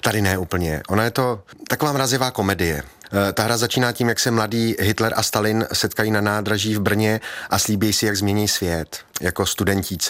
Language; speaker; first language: Czech; native; Czech